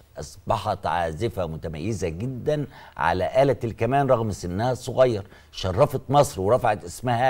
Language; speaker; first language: Arabic; native; Arabic